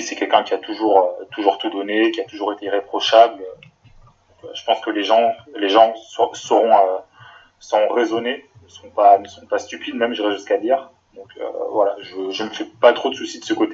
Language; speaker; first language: French; native; French